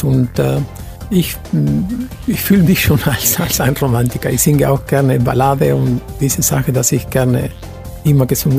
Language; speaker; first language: German; non-native, fluent; Spanish